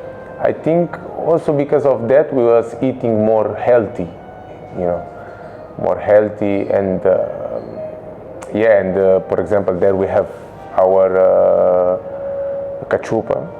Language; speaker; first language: English; non-native, local second language; Kabuverdianu